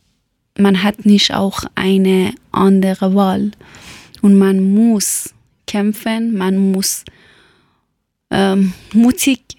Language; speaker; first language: German; non-native, learner; Persian